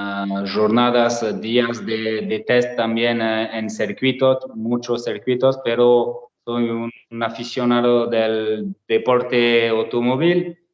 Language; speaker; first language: Spanish; non-native, learner; French